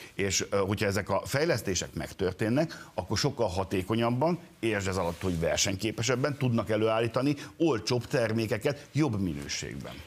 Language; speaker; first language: Hungarian; native; Hungarian